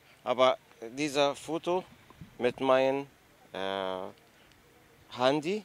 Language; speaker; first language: German; non-native, learner; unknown